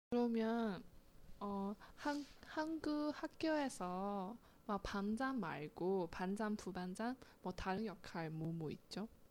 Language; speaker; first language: Korean; non-native, fluent; Chinese